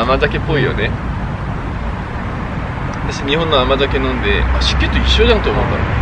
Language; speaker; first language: Japanese; non-native, fluent; Korean